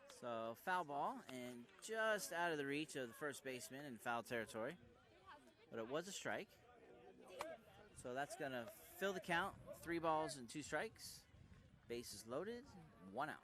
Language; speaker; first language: English; native; English